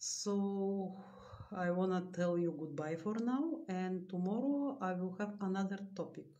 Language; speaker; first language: English; non-native, learner; Bulgarian